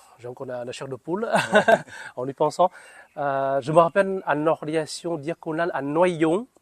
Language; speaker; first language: French; non-native, fluent; Vietnamese